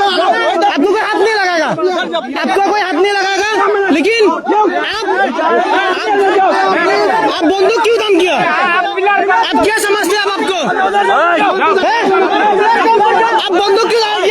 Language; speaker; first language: Hindi; non-native, local second language; Bangla